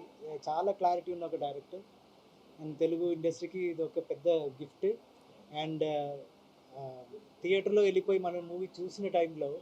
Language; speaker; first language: Telugu; non-native, fluent; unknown